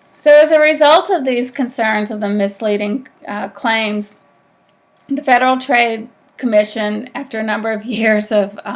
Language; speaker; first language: English; native; English